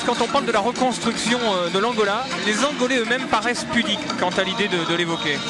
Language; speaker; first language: French; native; French